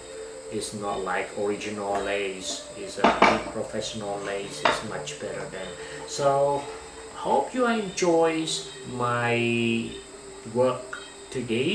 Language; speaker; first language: English; non-native, learner; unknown